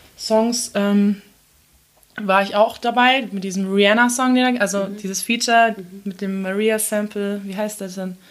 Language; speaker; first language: German; early bilingual, other home language; Turkish